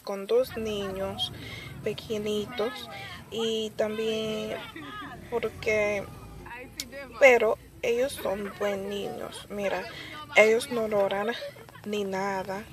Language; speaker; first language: Spanish; early bilingual, other home language; Haitian Creole